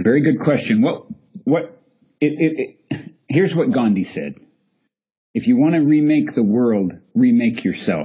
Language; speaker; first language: English; native; English